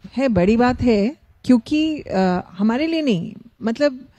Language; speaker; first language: Hindi; native; Hindi